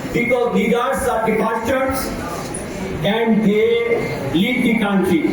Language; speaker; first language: English; non-native, local second language; Bangla